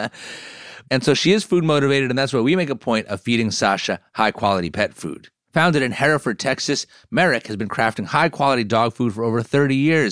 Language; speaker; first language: English; native; English